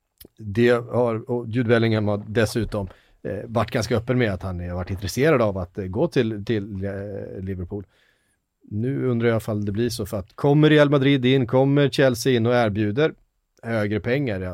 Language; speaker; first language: Swedish; native; Swedish